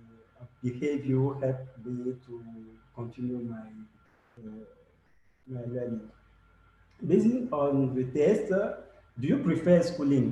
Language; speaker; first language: English; non-native, learner; French